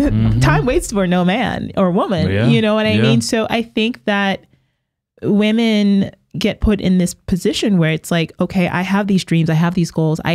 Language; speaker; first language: English; native; English